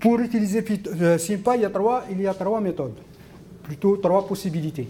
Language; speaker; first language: French; non-native, local second language; Arabic